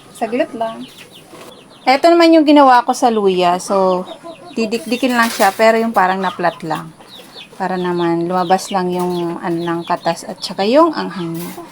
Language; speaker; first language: Filipino; non-native, local second language; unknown